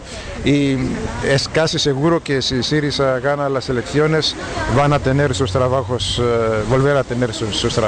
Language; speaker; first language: Spanish; non-native, fluent; Greek